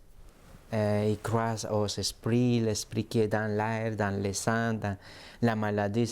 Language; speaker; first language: French; native; French